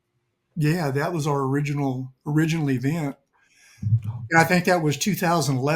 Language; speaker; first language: English; native; English